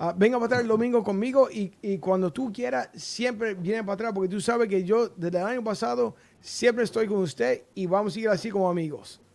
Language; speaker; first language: Spanish; non-native, learner; English